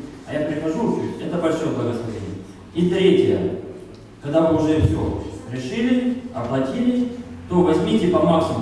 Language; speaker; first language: Russian; native; Russian